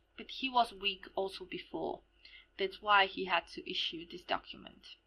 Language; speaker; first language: English; non-native, fluent; Slovak